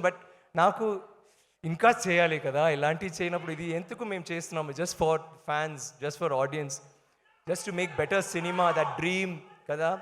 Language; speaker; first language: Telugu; non-native, learner; Tamil